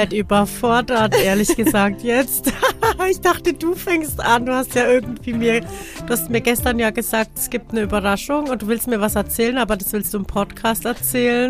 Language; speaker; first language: German; native; German